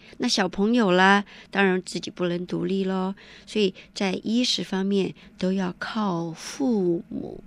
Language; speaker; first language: Chinese; native; Chinese